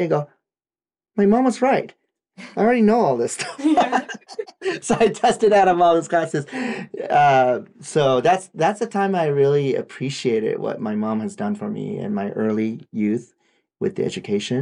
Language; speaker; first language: English; non-native, fluent; Japanese